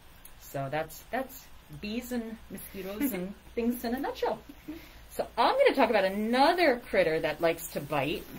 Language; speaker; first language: English; native; English